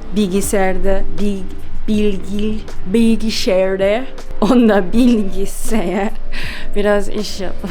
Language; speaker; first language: Turkish; early bilingual, heritage; Turkish